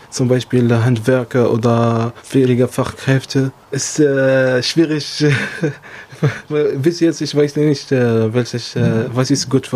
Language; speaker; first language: German; non-native, learner; Arabic